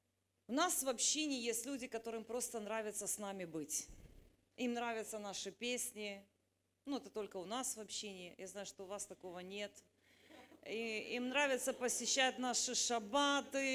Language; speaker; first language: Russian; native; Russian